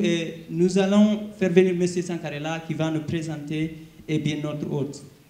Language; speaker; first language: French; non-native, local second language; Fula